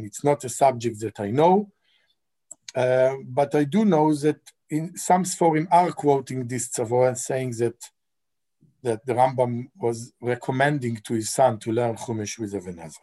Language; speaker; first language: English; non-native, fluent; Hebrew